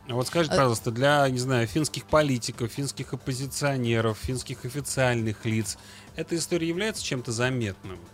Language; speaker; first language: Russian; native; Russian